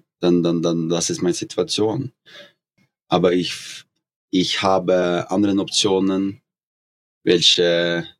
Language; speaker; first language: German; non-native, learner; Norwegian